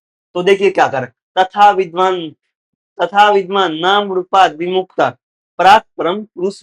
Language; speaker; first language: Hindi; native; Hindi